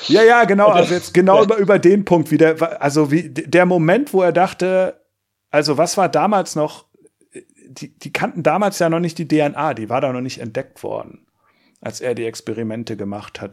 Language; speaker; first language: German; native; German